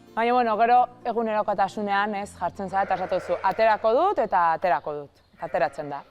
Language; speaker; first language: Basque; native; Basque